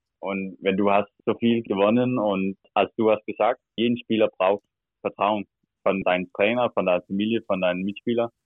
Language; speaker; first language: German; non-native, learner; Danish